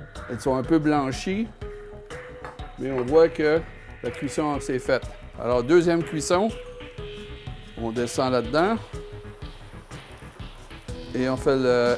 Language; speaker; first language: French; native; French